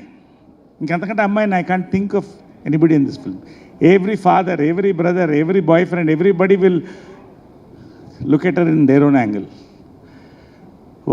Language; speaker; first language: Telugu; native; Telugu